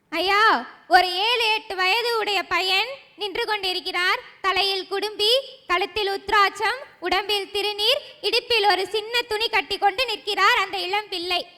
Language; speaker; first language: Tamil; native; Tamil